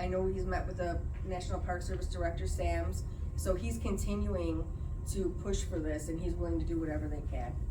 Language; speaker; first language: English; native; English